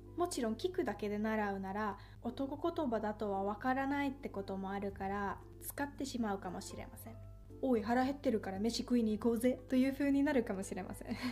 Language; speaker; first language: Japanese; non-native, fluent; Finnish